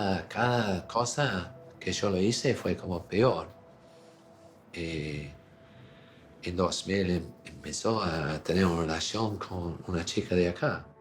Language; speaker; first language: Spanish; non-native, fluent; English